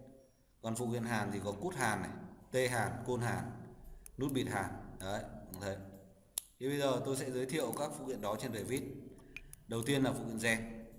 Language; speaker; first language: Vietnamese; native; Vietnamese